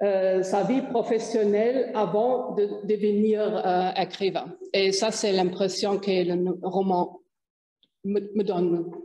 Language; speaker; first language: French; non-native, fluent; German